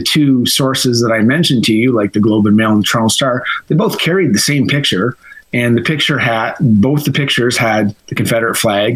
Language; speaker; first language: English; native; English